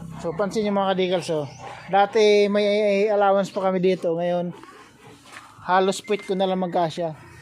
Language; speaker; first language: Filipino; native; Filipino